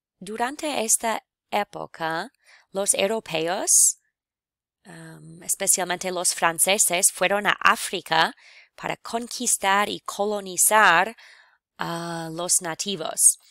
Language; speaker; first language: Spanish; non-native, fluent; English